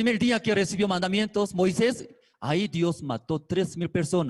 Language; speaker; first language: Spanish; non-native, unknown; Korean